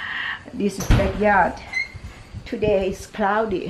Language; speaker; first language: English; non-native, learner; Thai